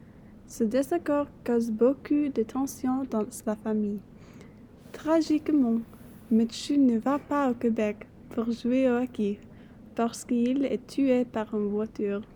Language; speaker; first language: French; non-native, learner; English